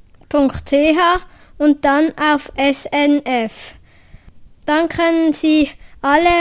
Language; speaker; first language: German; native; German